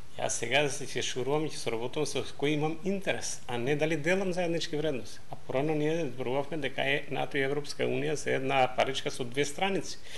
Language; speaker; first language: Macedonian; non-native, local second language; Albanian